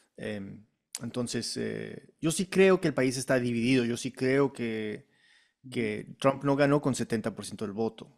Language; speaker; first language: Spanish; early bilingual, heritage; Spanish